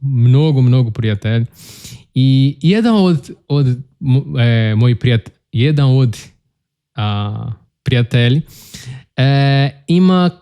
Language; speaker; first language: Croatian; non-native, learner; Portuguese